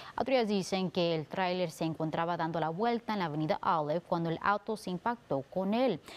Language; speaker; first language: Spanish; early bilingual, heritage; Spanish